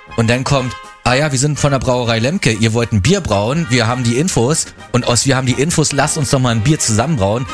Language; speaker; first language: German; native; German